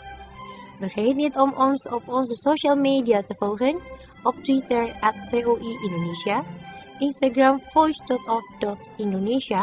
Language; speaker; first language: Dutch; non-native, fluent; Indonesian